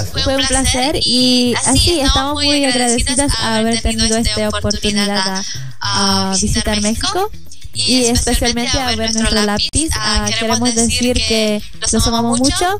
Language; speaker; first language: Spanish; non-native, learner; Korean